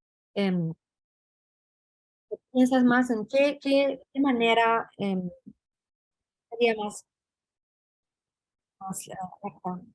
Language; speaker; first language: Spanish; non-native, fluent; English